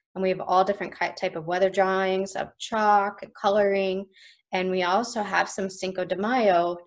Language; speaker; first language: English; native; English